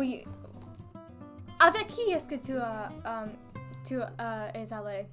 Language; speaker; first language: French; non-native, learner; English